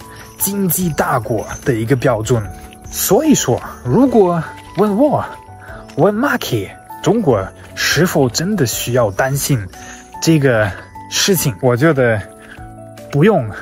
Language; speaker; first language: Chinese; non-native, fluent; German